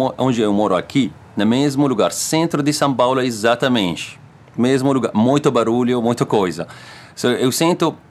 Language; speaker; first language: Portuguese; non-native, learner; Arabic